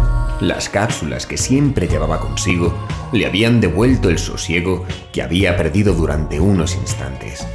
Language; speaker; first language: Spanish; native; Spanish